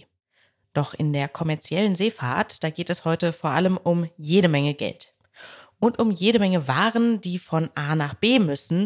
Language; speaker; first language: German; native; German